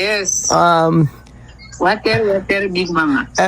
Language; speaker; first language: English; non-native, learner; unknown